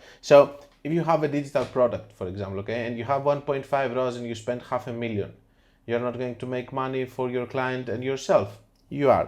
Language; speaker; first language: English; non-native, fluent; Greek